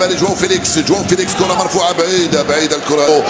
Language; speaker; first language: Arabic; native; Arabic